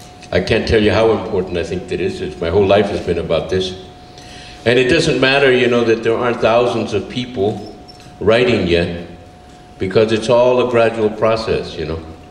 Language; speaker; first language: English; early bilingual, other home language; Spanish